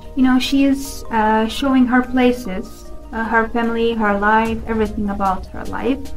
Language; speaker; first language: English; non-native, learner; Turkish